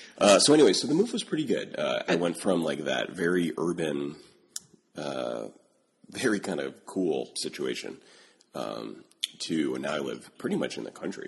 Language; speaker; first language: English; native; English